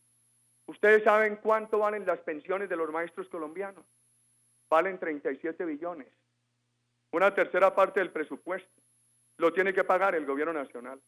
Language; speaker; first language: Spanish; native; Spanish